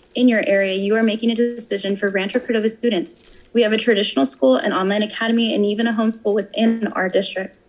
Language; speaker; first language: English; native; English